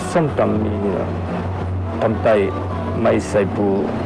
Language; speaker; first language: Thai; non-native, learner; Japanese